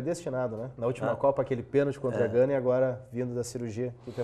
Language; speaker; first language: Portuguese; native; Portuguese